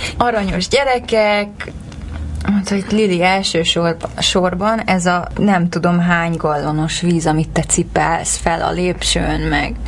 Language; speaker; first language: Hungarian; early bilingual, heritage; English